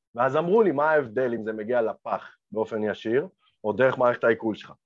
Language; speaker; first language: Hebrew; early bilingual, other home language; Romanian